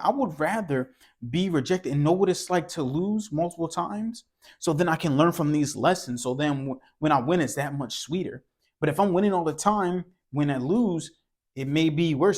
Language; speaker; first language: English; native; English